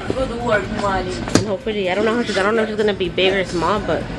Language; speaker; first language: English; early bilingual, other home language; Spanish